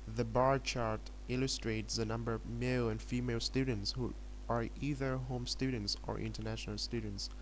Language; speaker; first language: English; non-native, fluent; Vietnamese